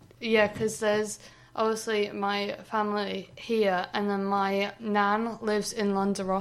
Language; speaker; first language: English; native; English